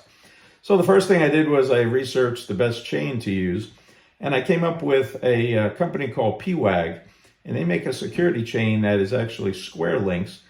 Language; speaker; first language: English; native; English